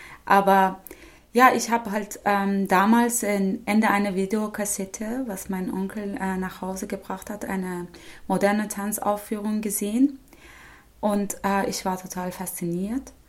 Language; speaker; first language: German; non-native, fluent; Persian